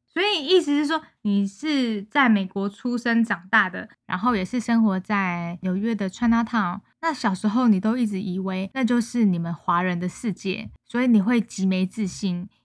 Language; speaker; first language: Chinese; native; Chinese